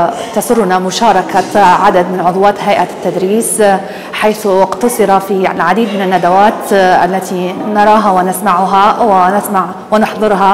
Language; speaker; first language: Arabic; native; Arabic